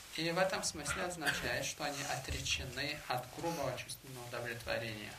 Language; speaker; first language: Russian; native; Russian